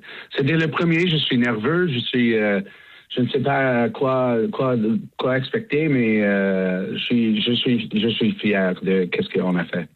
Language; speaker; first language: French; non-native, learner; English